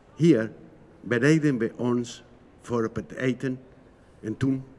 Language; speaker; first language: Dutch; non-native, fluent; Spanish